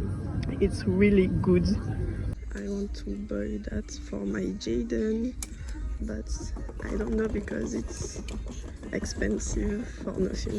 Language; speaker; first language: English; non-native, learner; French